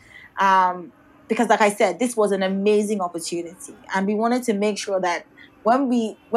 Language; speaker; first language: English; non-native, local second language; Yoruba